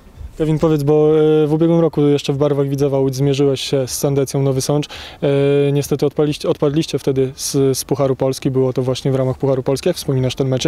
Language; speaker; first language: Polish; native; Polish